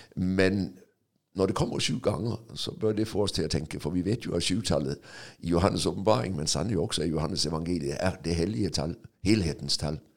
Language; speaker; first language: Norwegian; non-native, fluent; Danish